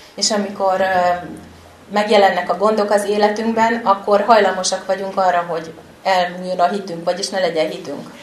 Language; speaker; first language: Hungarian; native; Hungarian